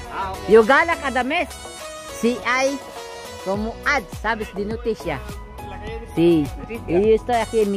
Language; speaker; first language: Spanish; non-native, learner; Filipino